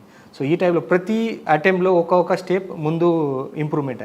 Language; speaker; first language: Telugu; non-native, learner; Marathi